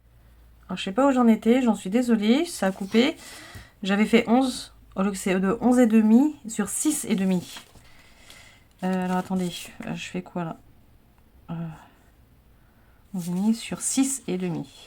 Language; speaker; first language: French; native; French